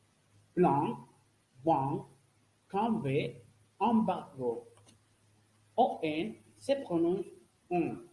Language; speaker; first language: French; non-native, learner; Spanish